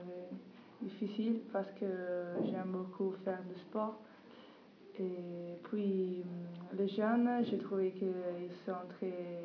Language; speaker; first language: French; non-native, learner; Italian